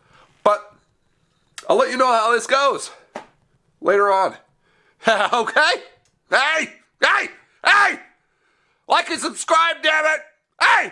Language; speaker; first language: English; native; English